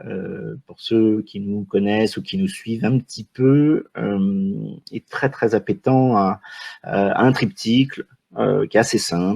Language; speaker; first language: French; native; French